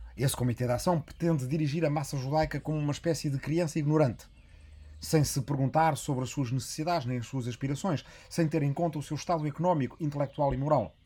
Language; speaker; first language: Portuguese; native; Portuguese